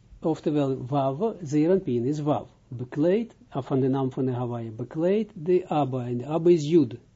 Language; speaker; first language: Dutch; non-native, fluent; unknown